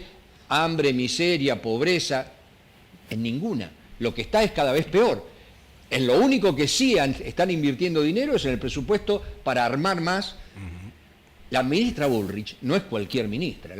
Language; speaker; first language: Spanish; native; Spanish